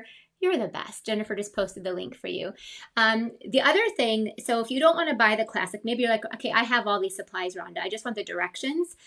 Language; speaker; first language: English; native; English